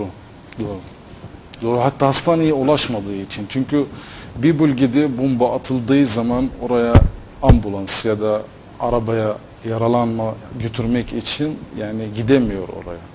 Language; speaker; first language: Turkish; non-native, fluent; Arabic